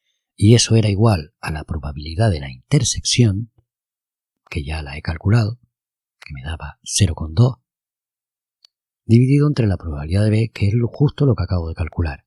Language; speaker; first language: Spanish; native; Spanish